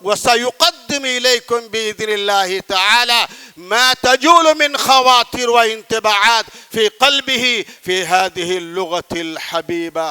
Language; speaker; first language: Arabic; non-native, fluent; Urdu